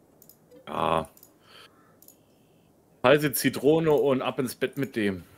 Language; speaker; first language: German; native; German